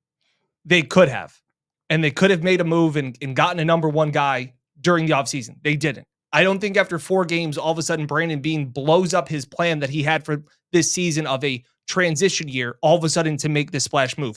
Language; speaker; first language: English; native; English